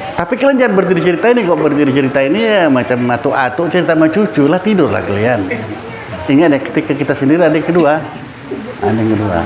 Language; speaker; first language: Indonesian; non-native, local second language; Minangkabau